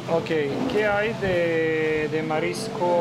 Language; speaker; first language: Spanish; non-native, learner; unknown